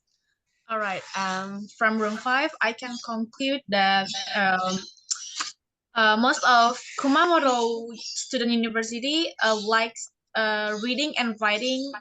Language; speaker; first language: English; non-native, learner; Indonesian